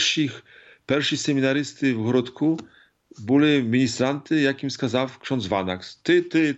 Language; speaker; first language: Polish; non-native, learner; Ukrainian